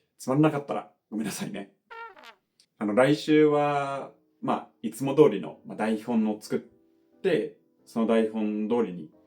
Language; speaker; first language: Japanese; non-native, fluent; English